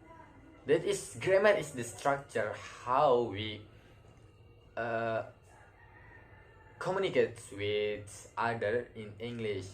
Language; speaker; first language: English; non-native, learner; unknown